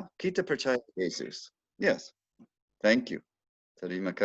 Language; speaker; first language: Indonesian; non-native, learner; English